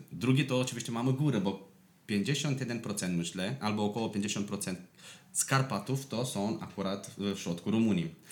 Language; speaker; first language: Polish; non-native, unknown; Romanian